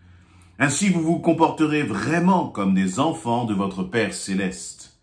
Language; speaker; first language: French; native; French